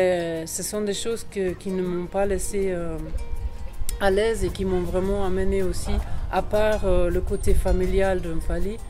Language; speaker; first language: French; non-native, fluent; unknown